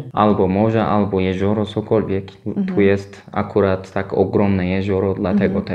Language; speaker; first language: Polish; non-native, fluent; Turkish